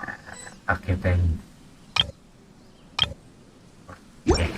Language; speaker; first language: English; non-native, learner; Indonesian